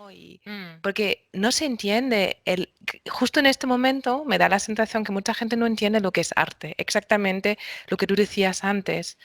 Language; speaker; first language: Spanish; non-native, fluent; German